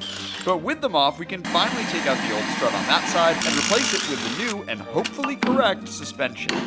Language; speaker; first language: English; native; English